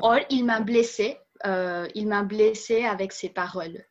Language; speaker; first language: French; non-native, fluent; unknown